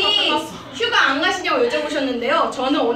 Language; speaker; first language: Korean; native; Korean